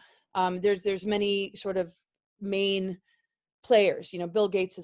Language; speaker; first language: English; native; English